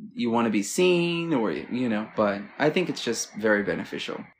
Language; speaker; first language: English; non-native, fluent; Portuguese